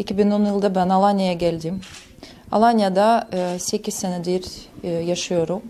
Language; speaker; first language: Turkish; non-native, fluent; Russian